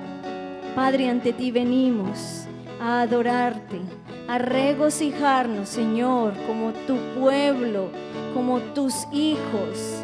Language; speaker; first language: Spanish; native; Spanish